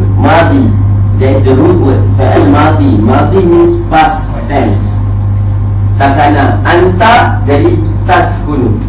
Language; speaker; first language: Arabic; non-native, fluent; Malay